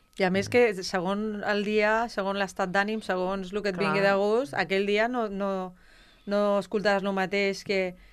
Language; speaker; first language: Catalan; non-native, local second language; Spanish